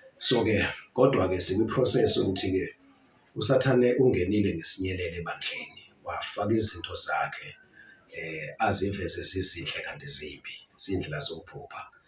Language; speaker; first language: Zulu; native; Zulu